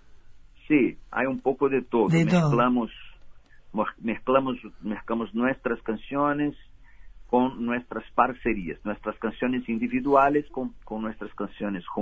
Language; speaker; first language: Spanish; non-native, fluent; Portuguese